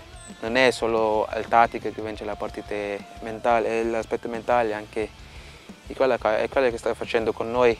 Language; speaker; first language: Italian; non-native, fluent; Portuguese